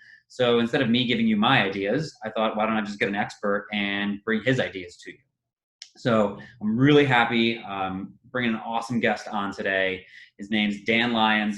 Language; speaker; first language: English; native; English